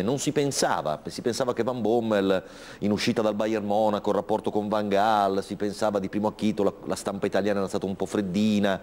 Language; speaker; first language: Italian; native; Italian